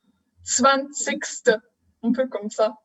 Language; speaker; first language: French; non-native, fluent; German